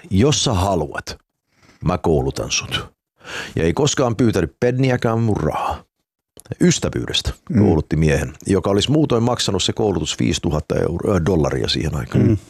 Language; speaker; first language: Finnish; early bilingual, heritage; Finnish